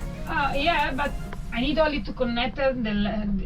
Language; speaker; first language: English; non-native, learner; Spanish